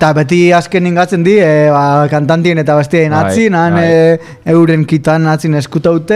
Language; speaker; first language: Basque; native; Basque